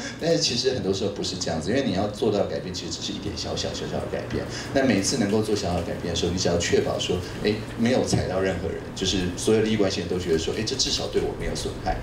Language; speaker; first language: Chinese; native; Chinese